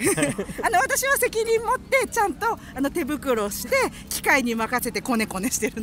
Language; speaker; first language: Japanese; native; Japanese